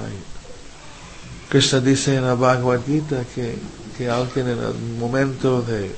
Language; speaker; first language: Spanish; non-native, fluent; English